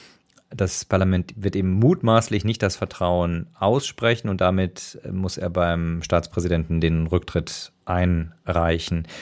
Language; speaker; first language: German; native; German